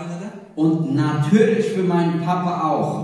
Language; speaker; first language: German; non-native, learner; Portuguese